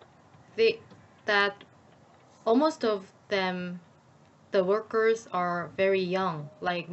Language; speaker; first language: English; non-native, learner; Korean